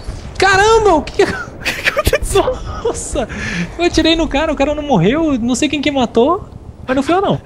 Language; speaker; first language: Portuguese; native; Portuguese